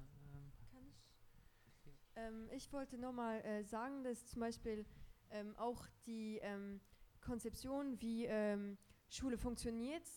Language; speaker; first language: German; non-native, local second language; Luxembourgish